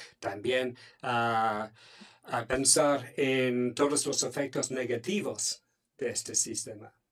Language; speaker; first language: Spanish; non-native, fluent; English